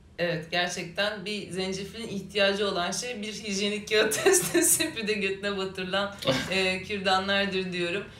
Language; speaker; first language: Turkish; native; Turkish